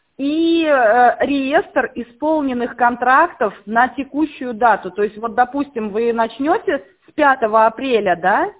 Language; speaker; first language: Russian; native; Russian